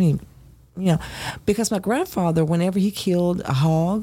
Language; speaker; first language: English; native; English